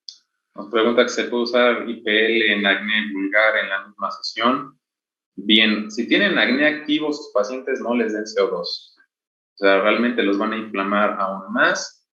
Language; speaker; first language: Spanish; native; Spanish